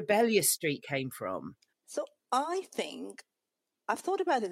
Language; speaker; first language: English; non-native, local second language; Malayalam